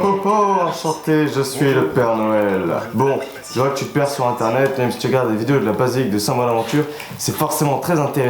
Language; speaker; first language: French; native; French